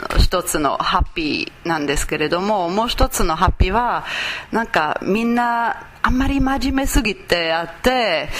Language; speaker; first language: Japanese; non-native, fluent; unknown